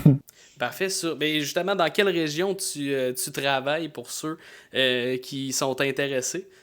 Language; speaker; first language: French; native; French